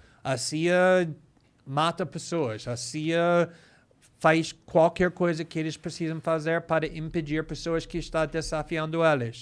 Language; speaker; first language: Portuguese; non-native, fluent; English